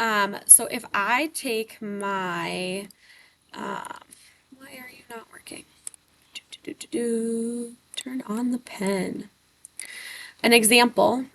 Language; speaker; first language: English; native; English